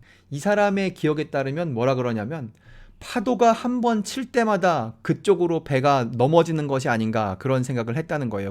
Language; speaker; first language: Korean; native; Korean